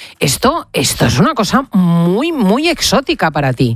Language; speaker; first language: Spanish; native; Spanish